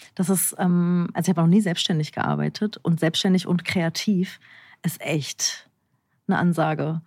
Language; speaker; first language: German; early bilingual, other home language; Turkish